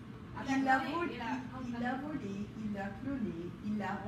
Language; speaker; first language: French; non-native, learner; English